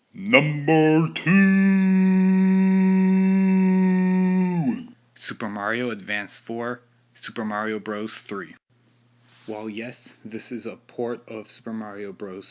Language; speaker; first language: English; native; English